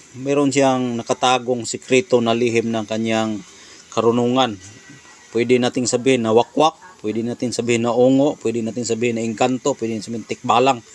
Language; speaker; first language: Filipino; non-native, local second language; Cebuano